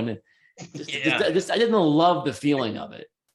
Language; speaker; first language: English; native; English